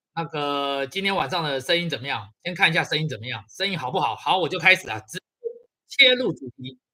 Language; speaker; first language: Chinese; native; Chinese